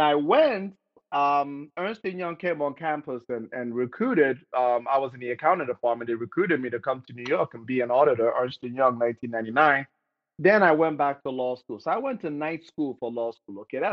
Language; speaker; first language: English; non-native, local second language; Igbo